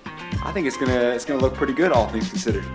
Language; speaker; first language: English; native; English